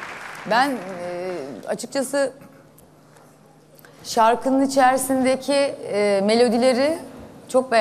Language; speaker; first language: Turkish; native; Turkish